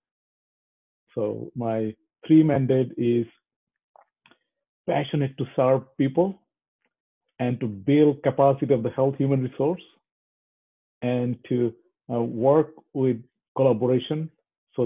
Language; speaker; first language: English; non-native, local second language; Bangla